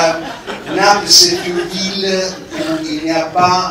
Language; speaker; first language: French; non-native, fluent; Italian